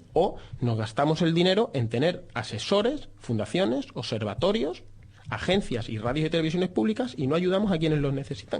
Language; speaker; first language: Spanish; native; Spanish